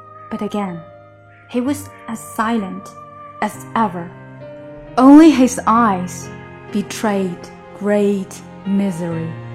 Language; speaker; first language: English; non-native, fluent; Chinese